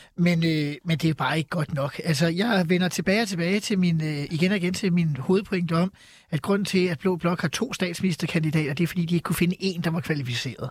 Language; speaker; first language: Danish; native; Danish